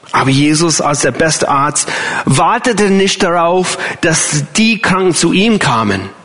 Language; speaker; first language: German; non-native, fluent; English